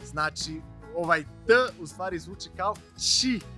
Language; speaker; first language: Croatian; non-native, fluent; Portuguese